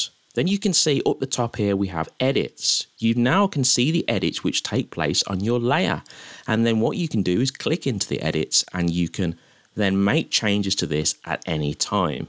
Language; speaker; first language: English; native; English